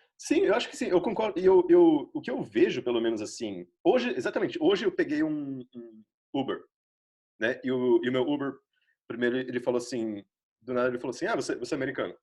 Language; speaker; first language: Portuguese; native; Portuguese